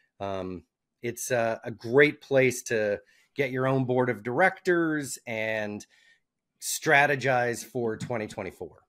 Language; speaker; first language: English; native; English